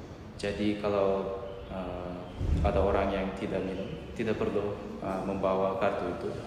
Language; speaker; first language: Indonesian; non-native, learner; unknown